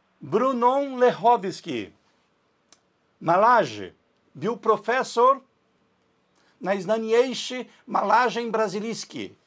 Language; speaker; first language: Polish; non-native, learner; Portuguese